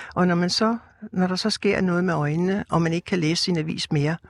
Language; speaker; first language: Danish; native; Danish